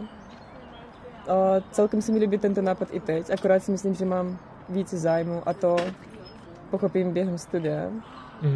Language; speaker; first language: Czech; non-native, fluent; Russian